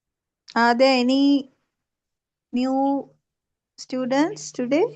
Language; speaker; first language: English; non-native, local second language; Tamil